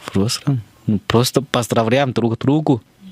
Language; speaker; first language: Russian; non-native, fluent; Chinese